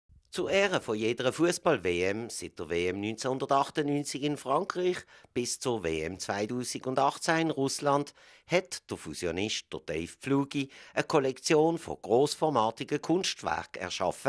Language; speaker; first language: German; native; German